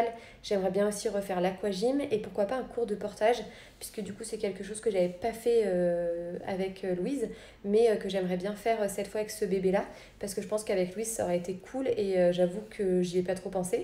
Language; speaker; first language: French; native; French